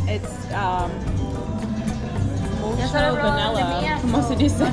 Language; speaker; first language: Spanish; non-native, learner; English